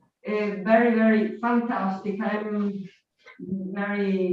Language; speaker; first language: English; non-native, learner; Italian